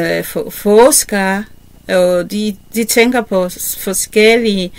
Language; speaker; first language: Danish; non-native, learner; Kinyarwanda